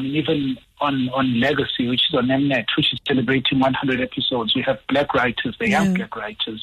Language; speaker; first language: English; non-native, local second language; Zulu